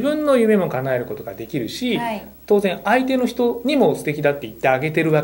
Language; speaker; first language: Japanese; native; Japanese